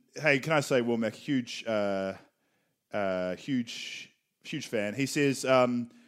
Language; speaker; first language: English; native; English